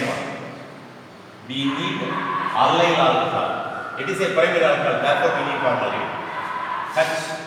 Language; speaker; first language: English; non-native, local second language; Tamil